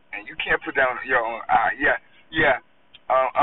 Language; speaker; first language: English; native; English